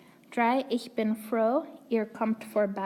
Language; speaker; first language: German; non-native, fluent; English